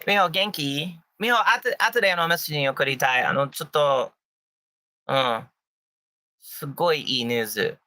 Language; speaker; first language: Japanese; non-native, learner; English